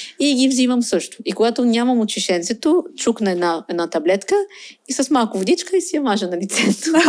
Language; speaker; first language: Bulgarian; non-native, fluent; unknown